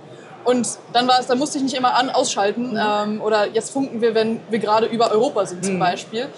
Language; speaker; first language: German; native; German